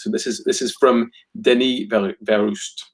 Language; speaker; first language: English; native; English